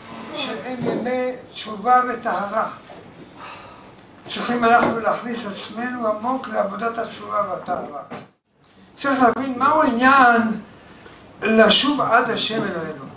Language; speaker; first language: Hebrew; native; Hebrew